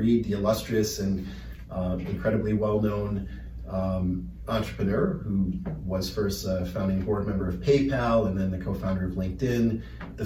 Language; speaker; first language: English; native; English